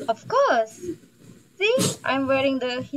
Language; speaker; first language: English; non-native, learner; Indonesian